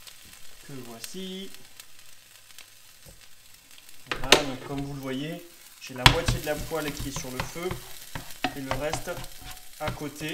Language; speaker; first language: French; native; French